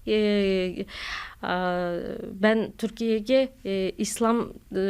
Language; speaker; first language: Turkish; non-native, learner; Kazakh